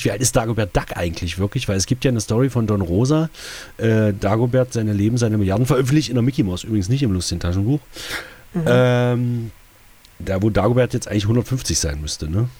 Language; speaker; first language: German; native; German